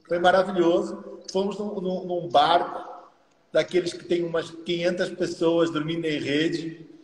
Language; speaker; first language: Portuguese; native; Portuguese